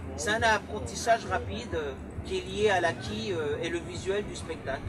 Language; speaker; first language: French; early bilingual, other home language; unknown